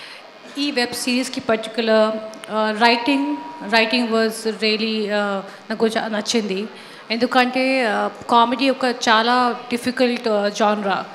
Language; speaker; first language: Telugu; non-native, fluent; Hindi